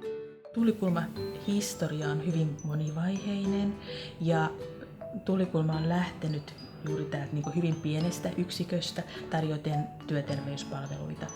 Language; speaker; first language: Finnish; native; Finnish